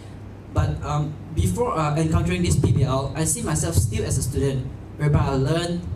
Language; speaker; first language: English; non-native, local second language; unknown